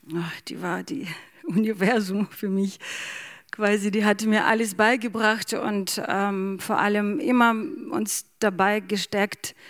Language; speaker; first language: German; non-native, fluent; Ukrainian